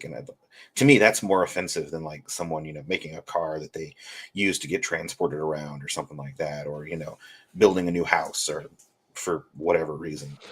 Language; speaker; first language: English; native; English